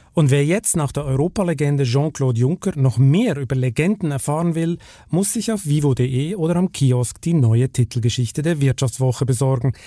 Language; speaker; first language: German; native; German